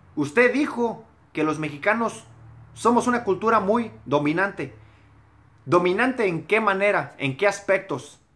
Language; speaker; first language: Spanish; native; Spanish